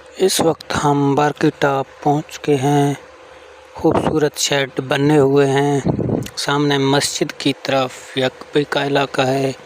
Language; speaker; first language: Urdu; non-native, local second language; Baluchi